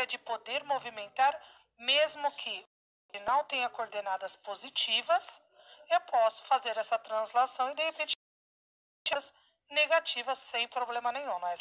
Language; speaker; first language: Portuguese; native; Portuguese